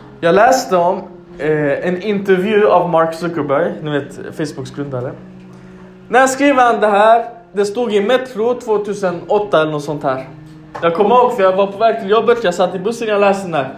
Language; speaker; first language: Swedish; non-native, fluent; Arabic